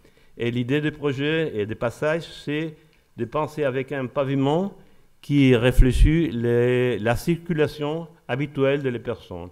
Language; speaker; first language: French; non-native, learner; Spanish